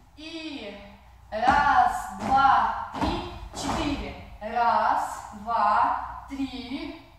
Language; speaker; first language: Russian; non-native, fluent; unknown